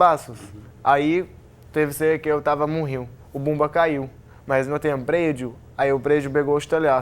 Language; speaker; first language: Portuguese; non-native, learner; Arabic